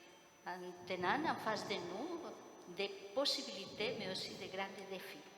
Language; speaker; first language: French; non-native, fluent; Spanish